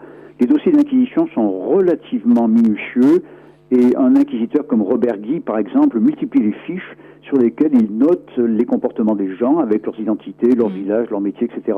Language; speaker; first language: French; native; French